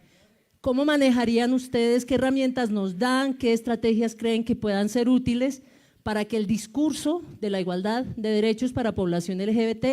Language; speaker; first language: Spanish; native; Spanish